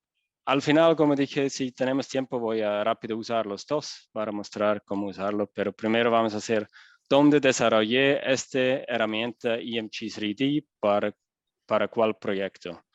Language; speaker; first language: Spanish; non-native, fluent; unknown